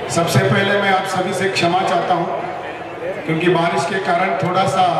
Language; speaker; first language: Hindi; non-native, local second language; Kannada